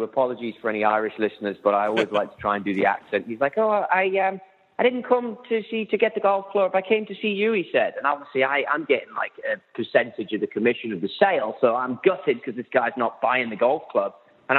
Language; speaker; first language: English; native; English